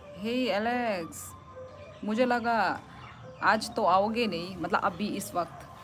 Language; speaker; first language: Hindi; non-native, local second language; Kok Borok